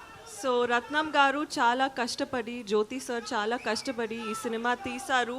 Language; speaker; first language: Telugu; non-native, learner; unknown